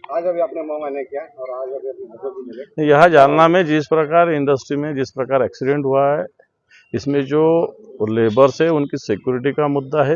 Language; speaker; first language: Hindi; non-native, local second language; Marathi